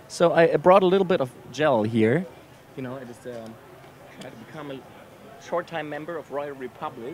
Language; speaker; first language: English; non-native, fluent; German